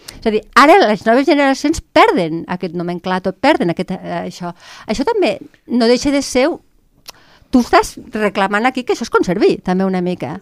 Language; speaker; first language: Catalan; native; Catalan